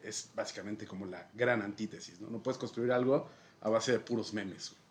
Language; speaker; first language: Spanish; native; Spanish